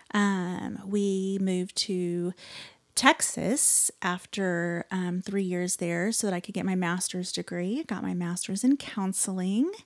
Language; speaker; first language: English; native; English